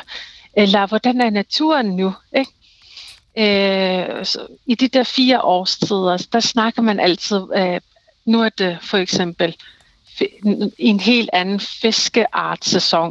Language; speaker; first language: Danish; non-native, local second language; Kalaallisut